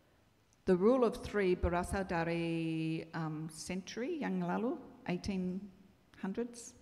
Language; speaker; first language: Indonesian; non-native, learner; English